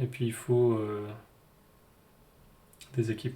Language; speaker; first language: French; native; French